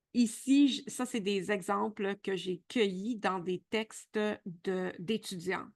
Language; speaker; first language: French; native; French